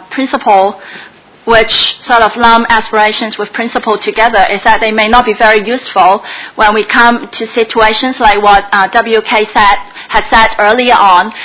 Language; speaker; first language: English; non-native, local second language; Cantonese